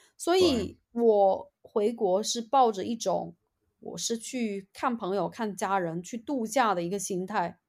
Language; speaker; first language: Chinese; native; Chinese